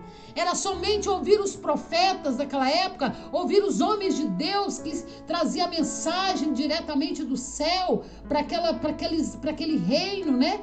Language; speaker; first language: Portuguese; native; Portuguese